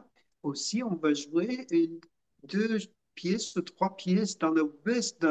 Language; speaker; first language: French; non-native, fluent; Persian